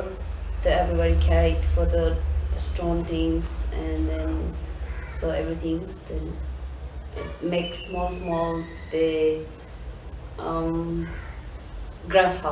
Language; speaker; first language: English; non-native, learner; Tibetan